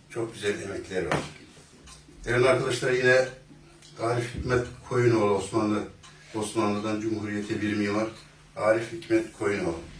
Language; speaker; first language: Turkish; native; Turkish